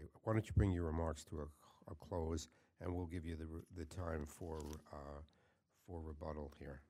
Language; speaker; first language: English; native; English